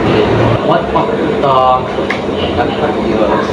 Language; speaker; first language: English; non-native, learner; Indonesian